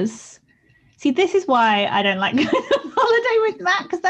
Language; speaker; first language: English; native; English